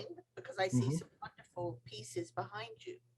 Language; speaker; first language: English; native; English